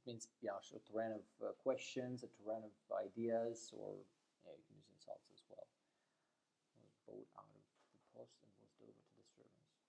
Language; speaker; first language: English; non-native, fluent; Azerbaijani